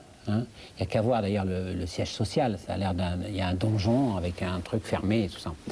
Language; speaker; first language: French; native; French